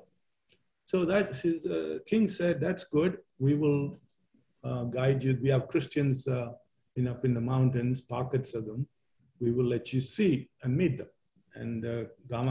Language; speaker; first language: English; non-native, local second language; Malayalam